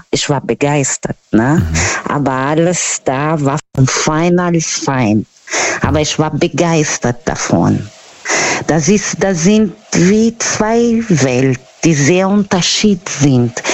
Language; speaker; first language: German; non-native, learner; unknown